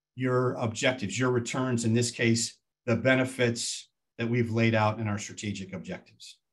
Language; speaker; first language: English; native; English